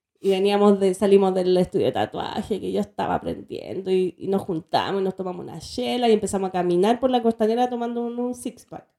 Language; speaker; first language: Spanish; native; Spanish